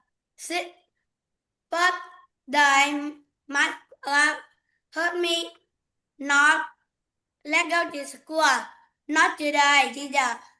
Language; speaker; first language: English; non-native, learner; Vietnamese